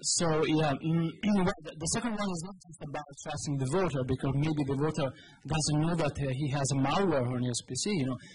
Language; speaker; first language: English; non-native, fluent; Italian